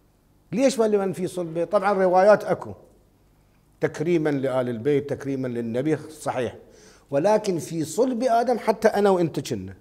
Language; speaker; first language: Arabic; native; Arabic